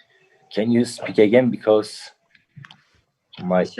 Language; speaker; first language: English; non-native, learner; Turkish